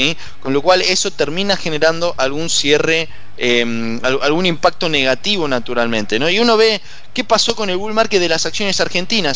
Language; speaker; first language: Spanish; native; Spanish